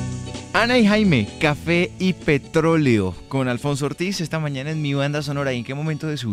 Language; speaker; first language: Spanish; native; Spanish